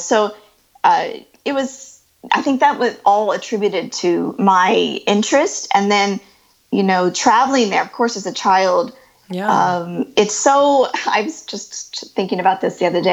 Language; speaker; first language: English; native; English